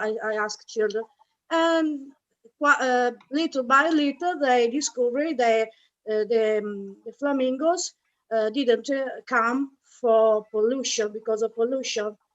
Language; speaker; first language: English; non-native, fluent; Italian